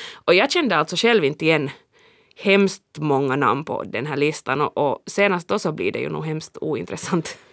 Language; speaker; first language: Swedish; native; Swedish